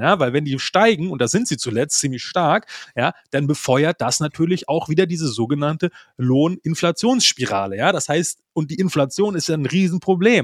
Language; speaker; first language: German; native; German